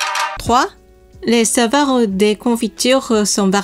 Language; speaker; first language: French; non-native, learner; Japanese